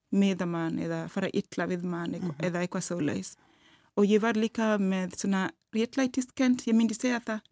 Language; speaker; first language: Icelandic; non-native, fluent; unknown